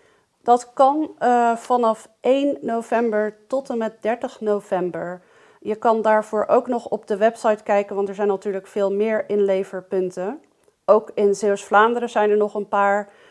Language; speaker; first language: Dutch; native; Dutch